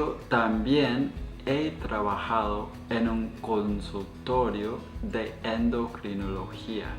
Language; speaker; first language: Spanish; non-native, fluent; English